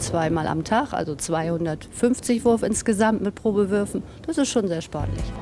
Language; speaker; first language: German; native; German